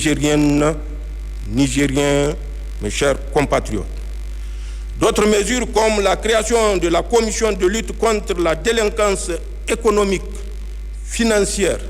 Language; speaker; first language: French; non-native, local second language; Hausa